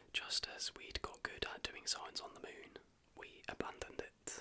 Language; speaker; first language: English; native; English